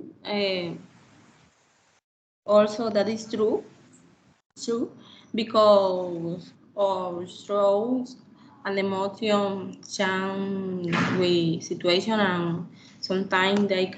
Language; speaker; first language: English; non-native, learner; Spanish